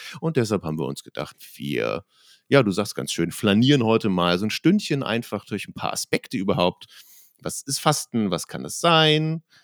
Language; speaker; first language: German; native; German